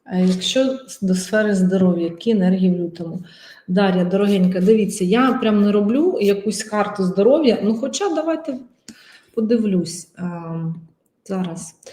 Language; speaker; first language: Ukrainian; non-native, local second language; Russian